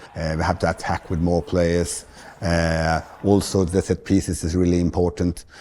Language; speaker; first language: English; non-native, fluent; Swedish